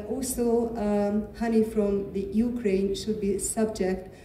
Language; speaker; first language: English; non-native, fluent; Hungarian